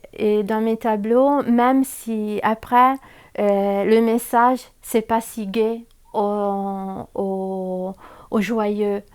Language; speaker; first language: French; non-native, fluent; Italian